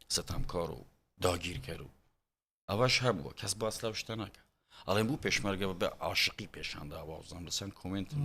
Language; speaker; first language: Central Kurdish; non-native, local second language; Kurdish